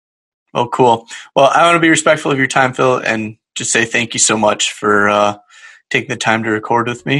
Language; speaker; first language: English; native; English